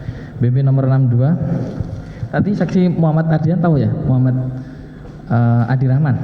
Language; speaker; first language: Indonesian; native; Indonesian